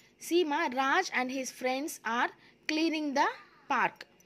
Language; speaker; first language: English; non-native, local second language; Telugu